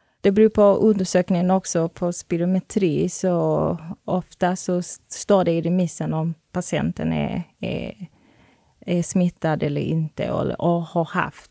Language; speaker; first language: Swedish; non-native, fluent; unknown